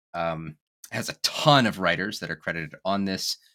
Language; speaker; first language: English; native; English